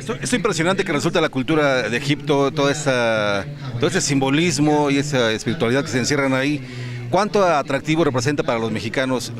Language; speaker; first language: Spanish; native; Spanish